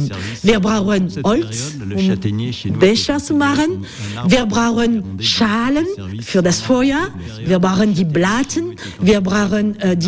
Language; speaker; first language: German; non-native, learner; French